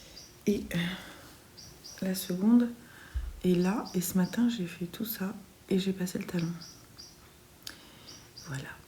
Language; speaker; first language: French; native; French